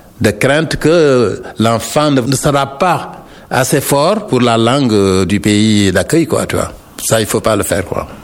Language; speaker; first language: French; non-native, local second language; Wolof